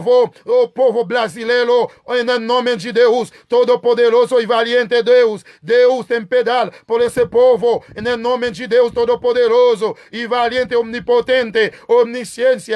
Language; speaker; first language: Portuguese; non-native, learner; Haitian Creole